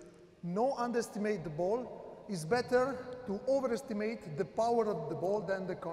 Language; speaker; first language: English; non-native, learner; Italian